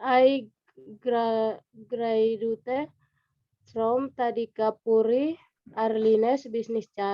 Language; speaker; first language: English; non-native, learner; Indonesian